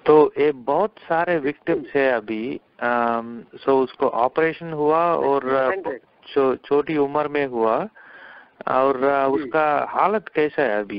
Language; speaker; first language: Hindi; non-native, local second language; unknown